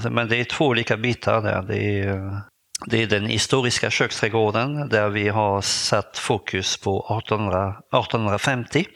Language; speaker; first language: Swedish; non-native, fluent; French